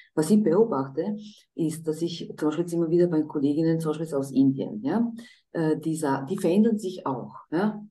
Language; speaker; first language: German; non-native, fluent; Croatian